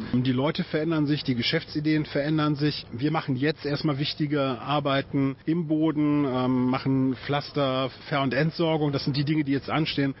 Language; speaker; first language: German; native; German